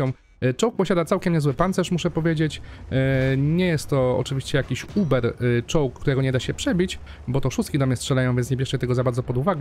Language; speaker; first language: Polish; native; Polish